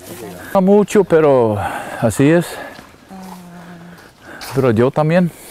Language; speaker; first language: Spanish; non-native, learner; Danish